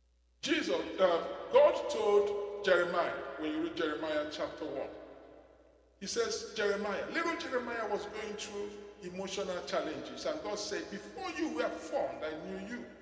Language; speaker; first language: English; non-native, local second language; Igbo